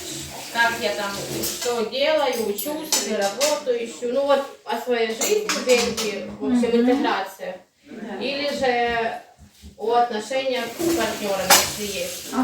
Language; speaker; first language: Russian; native; Russian